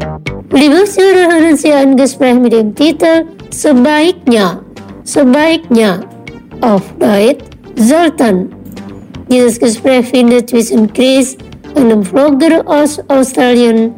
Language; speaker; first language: German; non-native, fluent; Indonesian